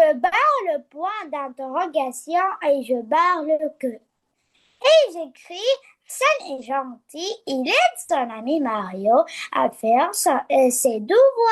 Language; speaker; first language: French; non-native, learner; Arabic